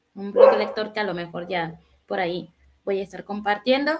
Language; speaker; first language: Spanish; native; Spanish